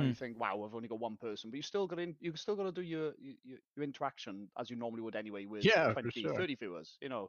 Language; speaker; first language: English; native; English